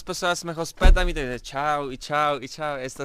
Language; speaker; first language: Spanish; non-native, learner; Polish